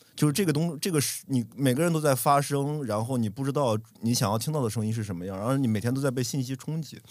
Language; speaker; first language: Chinese; native; Chinese